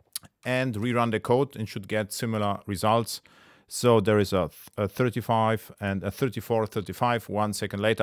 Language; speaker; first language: English; non-native, fluent; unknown